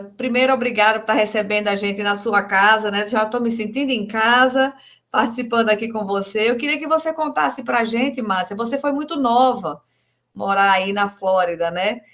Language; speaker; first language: Portuguese; native; Portuguese